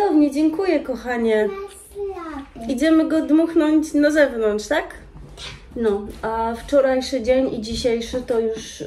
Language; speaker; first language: Polish; native; Polish